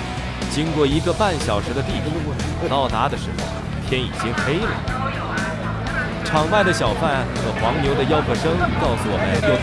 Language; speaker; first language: Chinese; native; Chinese